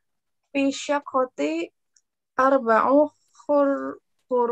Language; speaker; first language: Arabic; non-native, learner; Indonesian